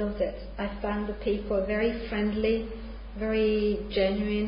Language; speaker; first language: English; non-native, fluent; Hungarian